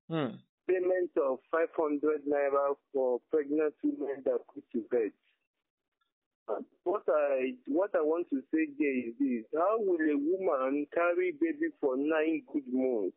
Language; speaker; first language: English; non-native, local second language; Igbo